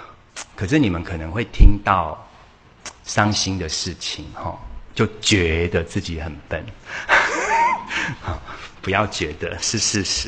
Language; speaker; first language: Chinese; native; Chinese